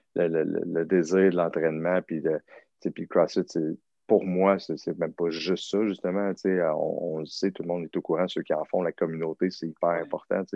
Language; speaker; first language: French; native; French